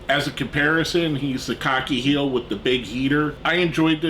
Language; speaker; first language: English; native; English